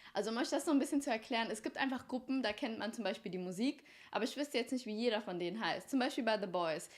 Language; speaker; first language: German; early bilingual, other home language; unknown